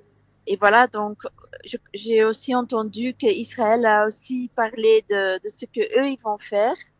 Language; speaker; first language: French; non-native, local second language; Dutch